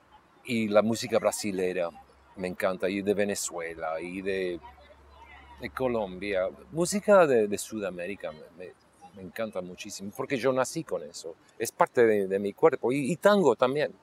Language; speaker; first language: Spanish; non-native, local second language; English